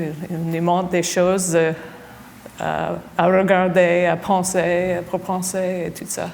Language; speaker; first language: French; non-native, fluent; English